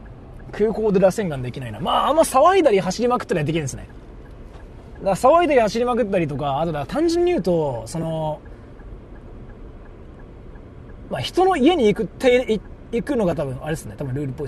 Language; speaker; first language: Japanese; native; Japanese